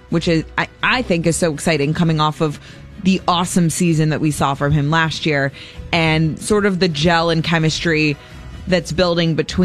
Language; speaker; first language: English; native; English